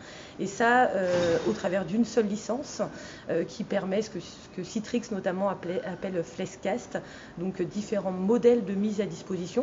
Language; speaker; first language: French; native; French